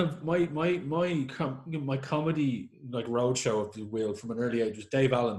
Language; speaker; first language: English; native; English